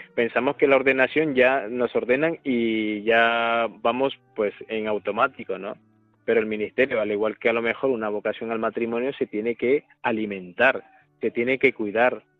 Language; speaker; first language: Spanish; native; Spanish